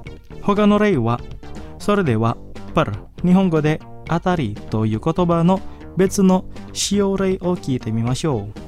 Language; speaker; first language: Japanese; non-native, fluent; Indonesian